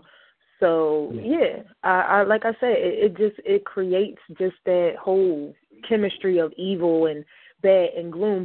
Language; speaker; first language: English; native; English